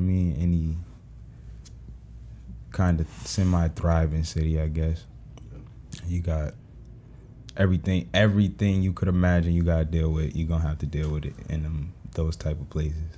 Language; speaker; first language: English; native; English